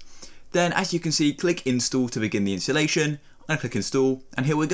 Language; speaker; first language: English; native; English